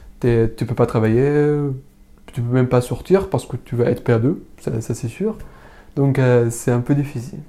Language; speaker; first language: French; non-native, learner; Arabic